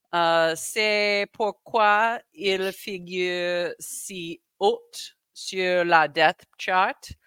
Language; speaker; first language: French; non-native, learner; English